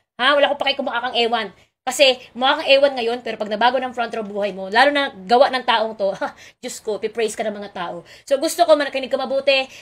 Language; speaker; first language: Filipino; native; Filipino